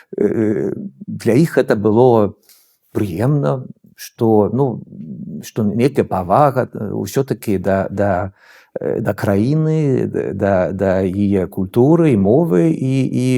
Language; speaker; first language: Belarusian; non-native, fluent; Swedish